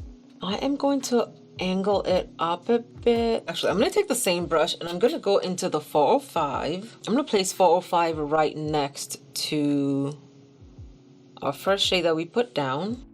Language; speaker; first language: English; native; English